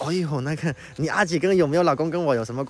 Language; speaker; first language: Chinese; native; Chinese